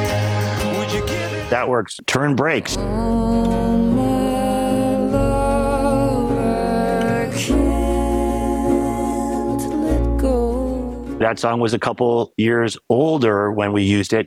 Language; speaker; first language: English; native; English